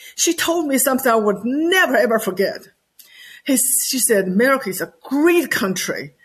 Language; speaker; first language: English; non-native, fluent; Chinese